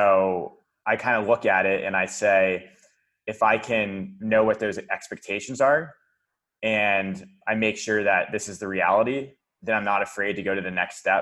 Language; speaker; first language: English; native; English